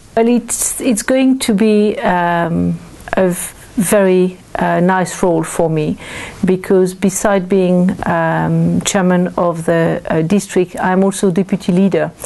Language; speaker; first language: English; non-native, fluent; French